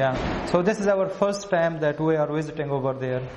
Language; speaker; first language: English; non-native, learner; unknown